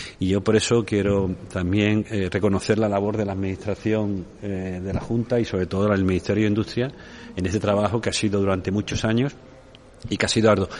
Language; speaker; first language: Spanish; native; Spanish